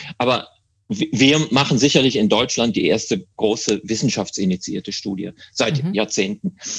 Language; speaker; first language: German; native; German